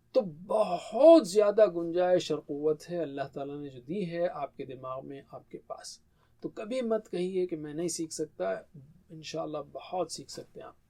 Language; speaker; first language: Urdu; native; Urdu